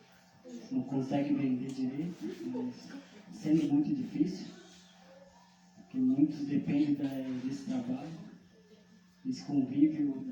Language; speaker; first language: Portuguese; non-native, local second language; Guarani